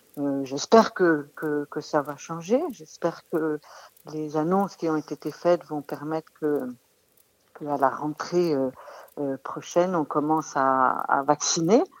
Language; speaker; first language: French; native; French